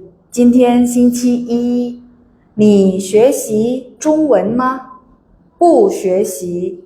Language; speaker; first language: Chinese; non-native, fluent; Indonesian